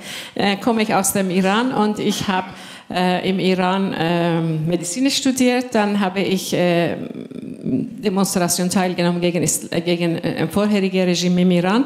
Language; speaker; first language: German; non-native, fluent; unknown